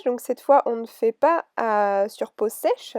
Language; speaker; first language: French; native; French